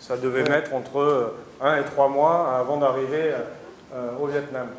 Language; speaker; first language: French; native; French